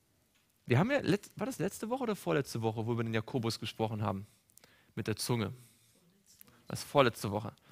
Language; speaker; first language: German; native; German